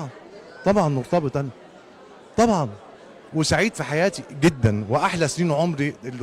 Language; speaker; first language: Arabic; native; Arabic